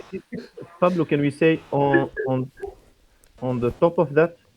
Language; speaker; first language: English; non-native, fluent; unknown